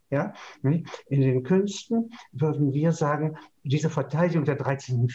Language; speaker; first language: German; native; German